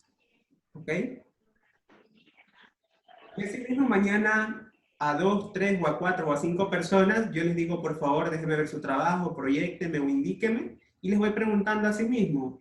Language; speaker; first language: Spanish; native; Spanish